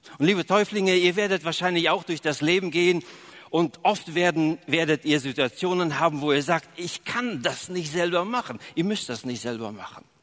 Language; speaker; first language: German; early bilingual, other home language; Russian